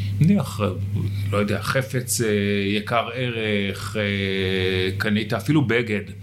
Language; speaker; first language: Hebrew; native; Hebrew